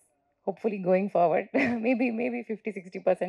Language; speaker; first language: Tamil; non-native, learner; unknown